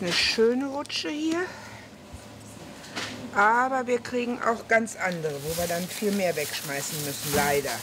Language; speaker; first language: German; native; German